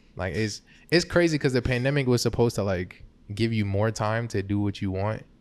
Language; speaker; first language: English; early bilingual, other home language; Haitian Creole